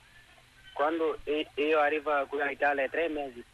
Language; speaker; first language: Italian; non-native, learner; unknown